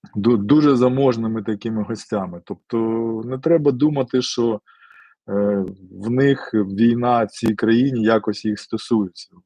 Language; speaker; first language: Ukrainian; non-native, local second language; Russian